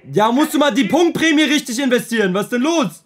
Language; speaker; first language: German; native; German